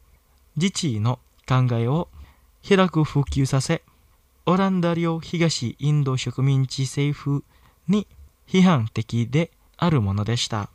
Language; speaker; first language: Japanese; non-native, fluent; Indonesian